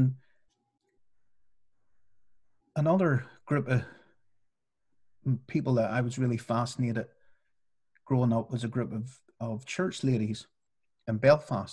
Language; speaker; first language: English; native; English